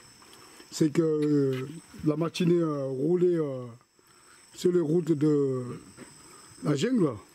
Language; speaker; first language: French; non-native, local second language; Hmong